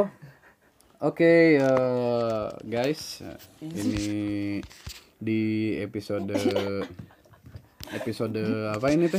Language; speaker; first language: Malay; non-native, local second language; Sundanese